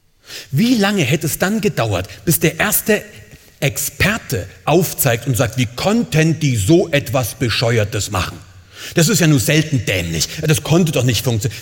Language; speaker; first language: German; native; German